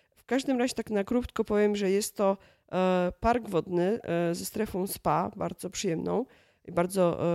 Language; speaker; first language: Polish; native; Polish